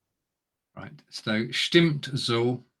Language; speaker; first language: German; non-native, learner; English